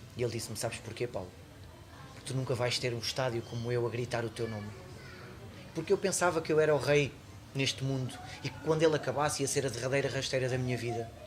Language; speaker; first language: Portuguese; native; Portuguese